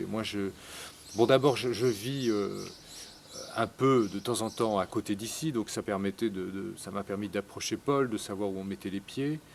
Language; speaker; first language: French; native; French